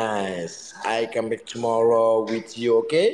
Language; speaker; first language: English; non-native, learner; Indonesian